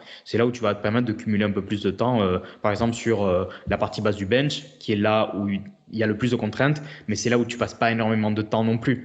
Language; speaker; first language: French; native; French